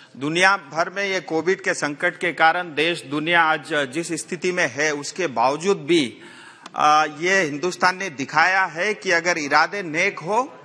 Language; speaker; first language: Hindi; non-native, local second language; Nepali